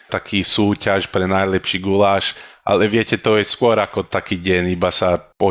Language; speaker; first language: Slovak; early bilingual, heritage; Slovak